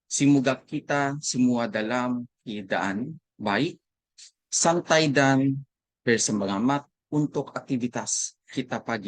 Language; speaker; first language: Indonesian; non-native, learner; Filipino